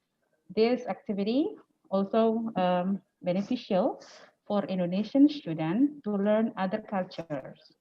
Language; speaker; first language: English; non-native, fluent; Indonesian